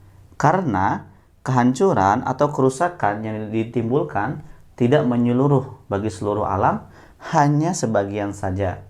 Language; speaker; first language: Indonesian; native; Indonesian